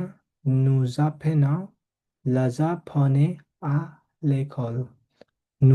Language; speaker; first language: French; non-native, learner; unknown